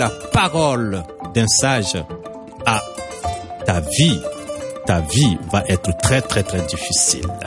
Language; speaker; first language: French; non-native, local second language; Bambara